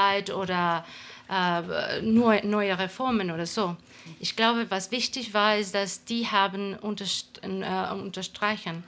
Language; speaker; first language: German; non-native, fluent; Spanish